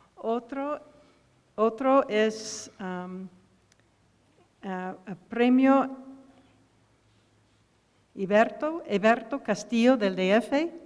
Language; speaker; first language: Spanish; non-native, fluent; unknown